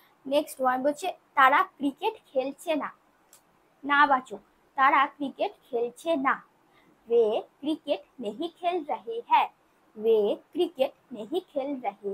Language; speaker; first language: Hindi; non-native, local second language; Bangla